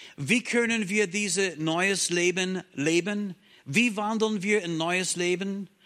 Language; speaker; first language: German; non-native, fluent; English